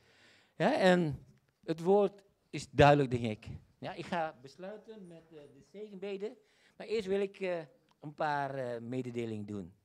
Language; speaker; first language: Dutch; non-native, fluent; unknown